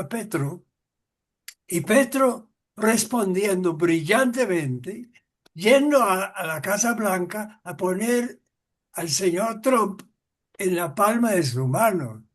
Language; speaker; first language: Spanish; non-native, fluent; English